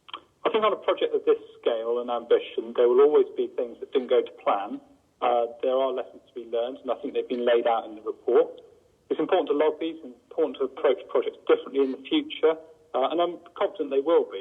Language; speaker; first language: English; native; English